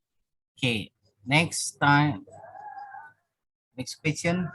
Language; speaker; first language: English; non-native, fluent; Indonesian